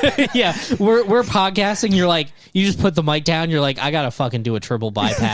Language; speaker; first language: English; native; English